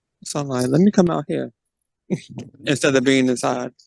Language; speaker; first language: English; native; English